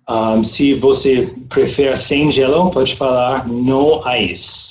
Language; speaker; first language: Portuguese; non-native, learner; English